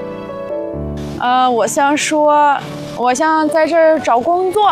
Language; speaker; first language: Chinese; non-native, fluent; Russian